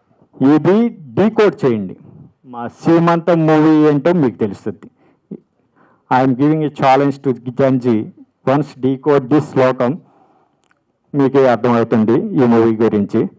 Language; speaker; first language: Telugu; native; Telugu